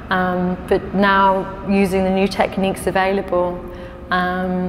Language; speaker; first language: English; native; English